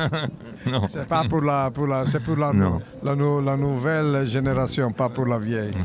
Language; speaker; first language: French; non-native, fluent; Italian